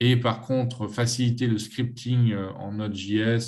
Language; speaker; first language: French; native; French